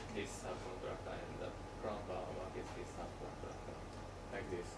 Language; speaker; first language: English; non-native, learner; Japanese